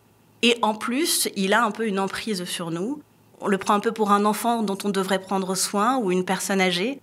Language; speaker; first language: French; native; French